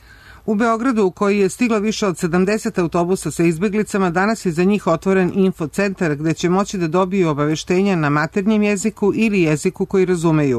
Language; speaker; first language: Serbian; native; Serbian